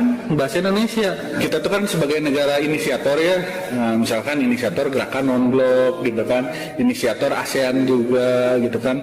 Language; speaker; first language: Indonesian; native; Indonesian